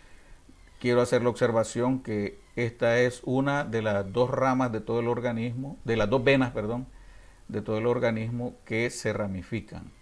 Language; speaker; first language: Spanish; native; Spanish